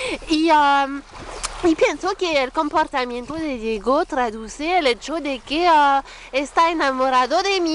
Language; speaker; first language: Spanish; non-native, learner; French